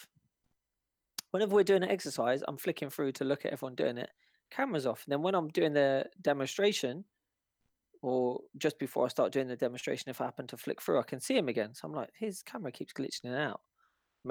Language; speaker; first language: English; native; English